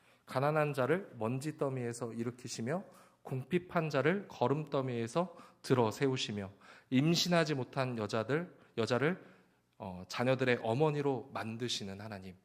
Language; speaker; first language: Korean; native; Korean